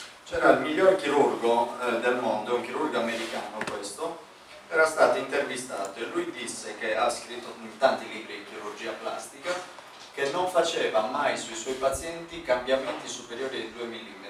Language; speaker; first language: Italian; native; Italian